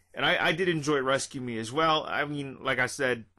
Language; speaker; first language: English; native; English